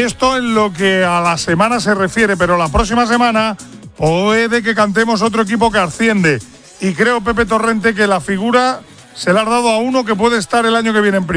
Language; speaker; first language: Spanish; native; Spanish